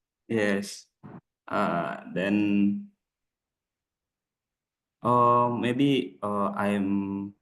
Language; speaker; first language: English; non-native, learner; Indonesian